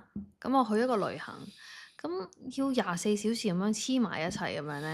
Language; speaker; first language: Cantonese; native; Cantonese